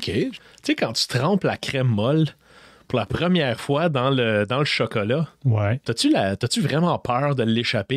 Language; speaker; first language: French; native; French